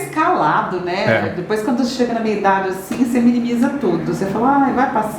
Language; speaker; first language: Portuguese; native; Portuguese